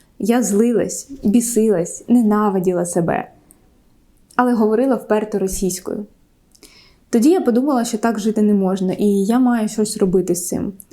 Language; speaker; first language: Ukrainian; non-native, local second language; Russian